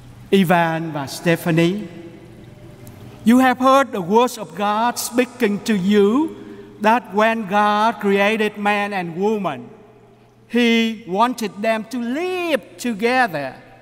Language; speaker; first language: English; non-native, fluent; Vietnamese